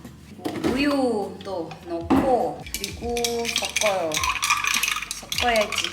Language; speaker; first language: Korean; non-native, learner; Thai